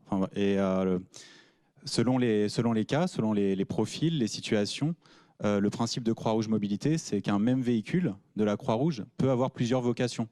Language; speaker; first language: French; native; French